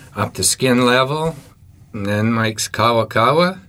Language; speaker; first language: English; native; English